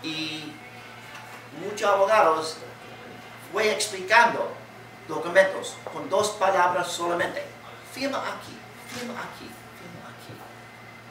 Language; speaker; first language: Spanish; non-native, learner; English